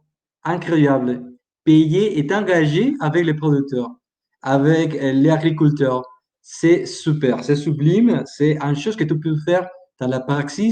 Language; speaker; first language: French; non-native, learner; Spanish